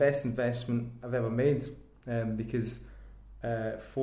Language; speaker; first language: English; native; English